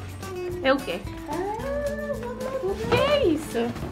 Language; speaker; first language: Portuguese; non-native, local second language; Tetum